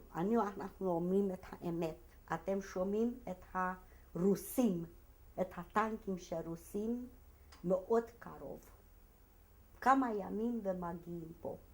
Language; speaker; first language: Hebrew; non-native, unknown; Hungarian